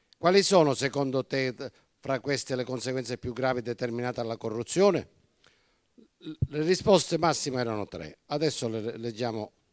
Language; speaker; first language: Italian; native; Italian